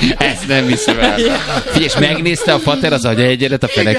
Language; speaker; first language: Hungarian; native; Hungarian